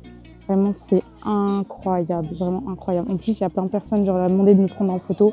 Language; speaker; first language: French; native; French